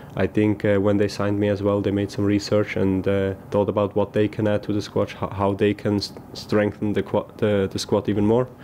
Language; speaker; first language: English; non-native, fluent; German